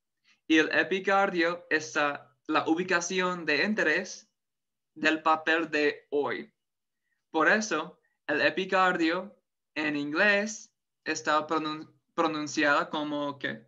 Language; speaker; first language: Spanish; non-native, fluent; English